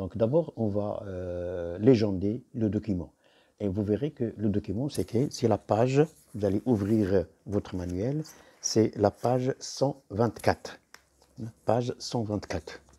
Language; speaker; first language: French; non-native, local second language; Arabic